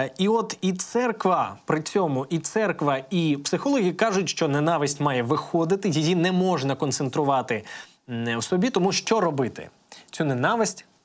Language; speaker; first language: Ukrainian; native; Ukrainian